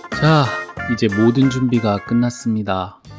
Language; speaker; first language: Korean; native; Korean